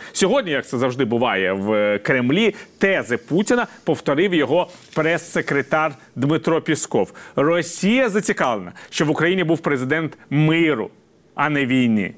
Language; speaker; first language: Ukrainian; native; Ukrainian